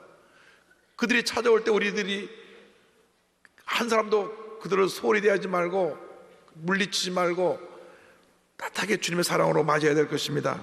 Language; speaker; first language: Korean; native; Korean